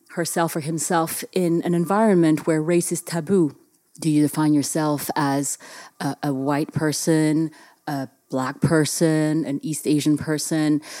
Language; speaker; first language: English; early bilingual, other home language; Chinese